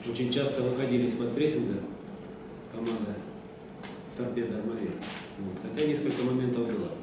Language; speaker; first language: Russian; native; Russian